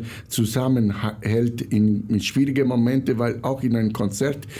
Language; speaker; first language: German; non-native, fluent; Italian